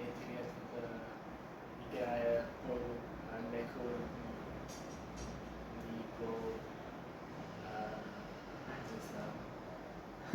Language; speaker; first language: Bulgarian; non-native, learner; English